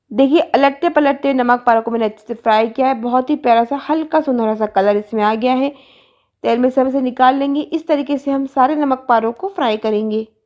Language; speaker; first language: Hindi; native; Hindi